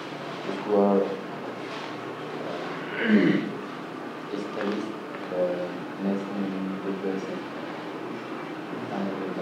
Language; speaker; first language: English; non-native, learner; Vietnamese